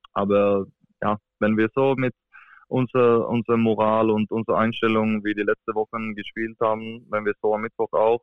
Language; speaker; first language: German; non-native, fluent; Swedish